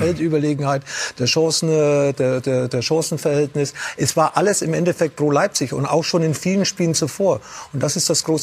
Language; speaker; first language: German; native; German